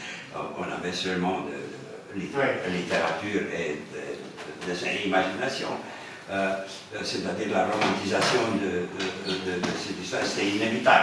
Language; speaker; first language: French; non-native, fluent; Romanian